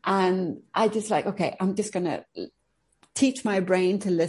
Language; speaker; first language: English; non-native, fluent; Swedish